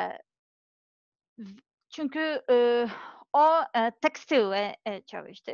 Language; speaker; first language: Turkish; non-native, learner; Serbian